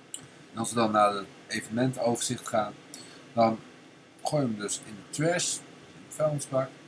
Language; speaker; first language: Dutch; native; Dutch